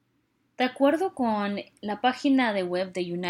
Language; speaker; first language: Spanish; early bilingual, heritage; Spanish